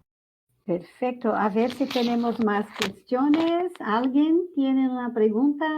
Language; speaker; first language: Spanish; non-native, fluent; Portuguese